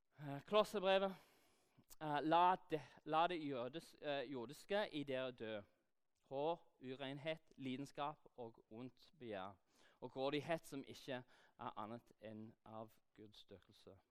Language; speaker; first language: Norwegian; non-native, fluent; English